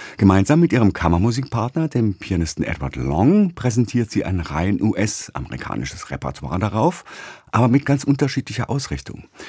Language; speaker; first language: German; native; German